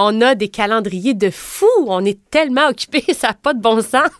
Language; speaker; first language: French; native; French